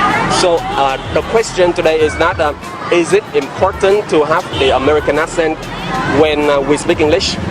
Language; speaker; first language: English; non-native, fluent; Vietnamese